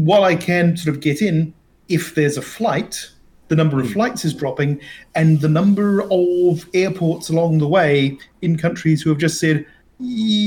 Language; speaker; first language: English; native; English